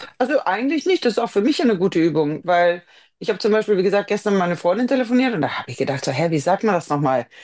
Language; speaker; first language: German; non-native, fluent; Swedish